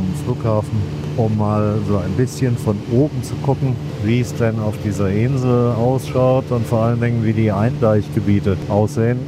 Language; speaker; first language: German; native; German